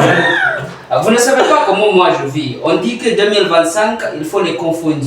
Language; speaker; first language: French; non-native, learner; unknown